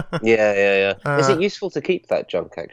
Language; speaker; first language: English; native; English